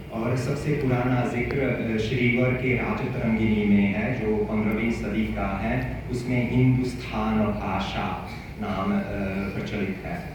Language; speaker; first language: Hindi; non-native, fluent; Hungarian